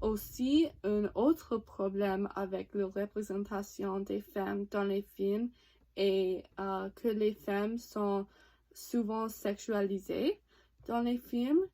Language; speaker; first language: French; non-native, learner; English